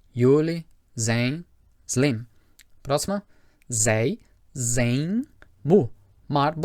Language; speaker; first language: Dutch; non-native, fluent; Portuguese